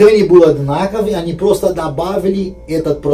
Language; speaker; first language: Russian; non-native, fluent; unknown